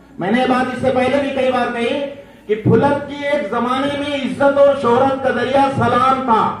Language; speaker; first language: Urdu; native; Urdu